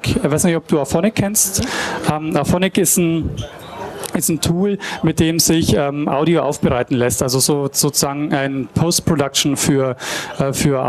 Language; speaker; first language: German; native; German